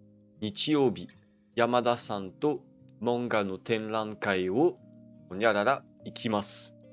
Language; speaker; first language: Japanese; non-native, learner; French